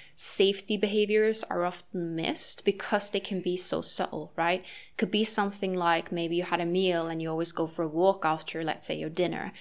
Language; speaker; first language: English; non-native, fluent; Norwegian